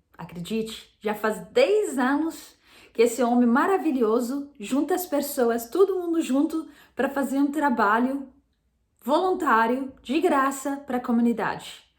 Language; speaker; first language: Portuguese; non-native, fluent; Arabic